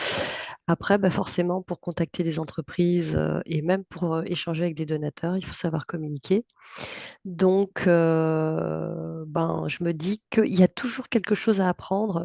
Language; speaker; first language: French; native; French